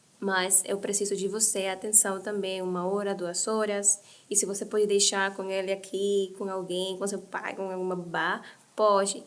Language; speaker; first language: Portuguese; non-native, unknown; Spanish